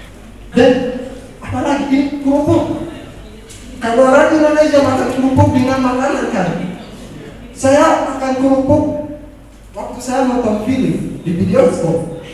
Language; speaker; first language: Indonesian; non-native, fluent; Ganda